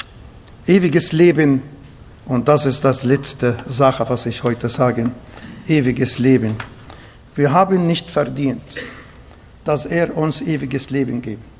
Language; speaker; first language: German; non-native, fluent; Arabic